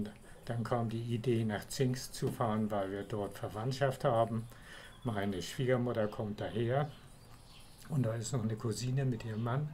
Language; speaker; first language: German; native; German